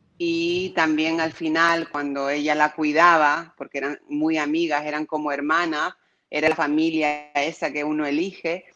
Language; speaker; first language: Spanish; native; Spanish